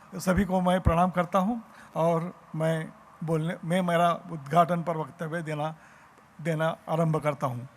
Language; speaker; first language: Hindi; non-native, local second language; Marathi